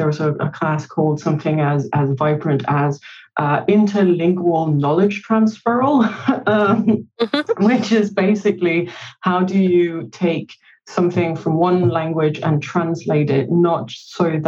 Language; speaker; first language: English; non-native, fluent; Danish